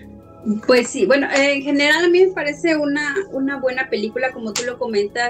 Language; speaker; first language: Spanish; native; Spanish